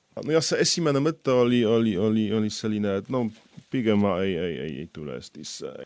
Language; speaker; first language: Estonian; non-native, fluent; Polish